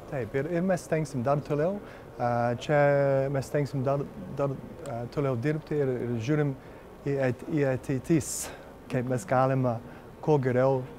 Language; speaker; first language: Lithuanian; early bilingual, heritage; Lithuanian